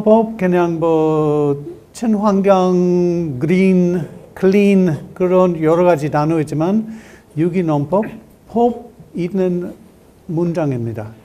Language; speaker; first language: Korean; non-native, learner; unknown